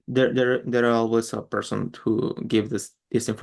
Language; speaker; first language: English; non-native, learner; Spanish